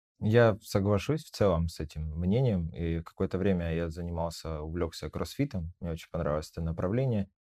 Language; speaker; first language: Russian; native; Russian